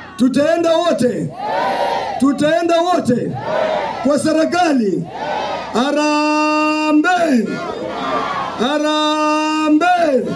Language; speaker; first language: Swahili; non-native, local second language; Luyia